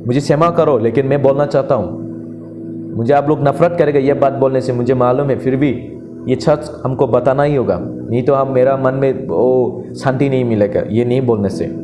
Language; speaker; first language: Hindi; non-native, local second language; Kok Borok